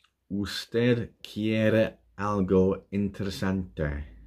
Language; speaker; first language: Spanish; non-native, learner; English